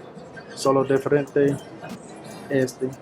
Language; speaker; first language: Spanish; non-native, learner; English